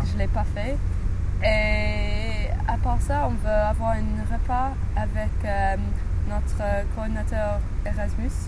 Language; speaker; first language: French; non-native, learner; English